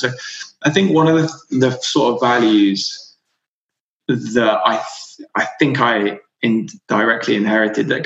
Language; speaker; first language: English; native; English